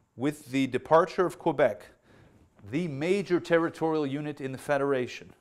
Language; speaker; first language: English; native; English